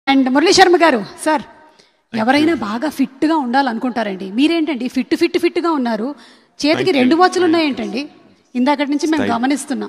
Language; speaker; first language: Telugu; native; Telugu